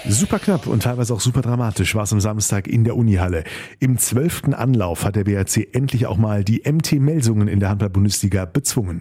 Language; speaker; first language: German; native; German